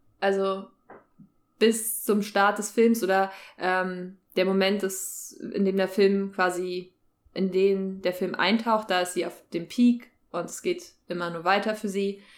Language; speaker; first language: German; native; German